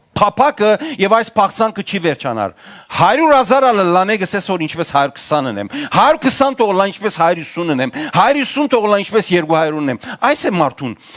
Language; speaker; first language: Armenian; early bilingual, heritage; Armenian